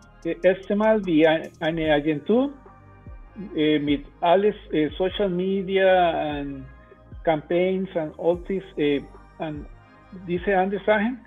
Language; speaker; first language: German; non-native, learner; Spanish